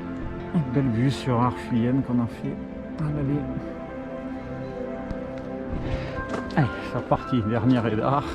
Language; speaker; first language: French; native; French